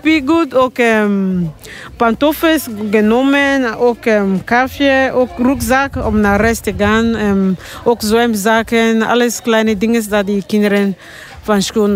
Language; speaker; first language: Dutch; non-native, learner; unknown